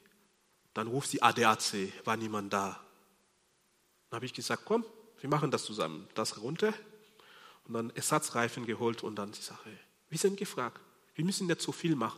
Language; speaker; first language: German; non-native, fluent; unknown